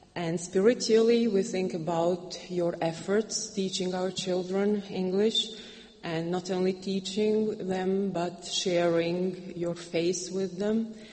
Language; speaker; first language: English; non-native, fluent; Hungarian